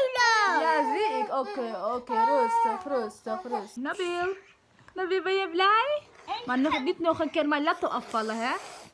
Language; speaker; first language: Dutch; non-native, learner; Somali